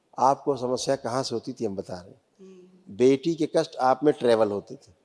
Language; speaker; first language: Hindi; native; Hindi